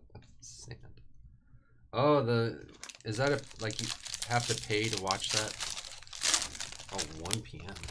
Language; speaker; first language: English; native; English